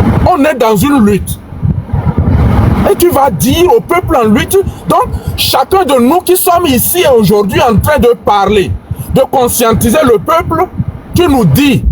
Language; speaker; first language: French; non-native, local second language; Ewe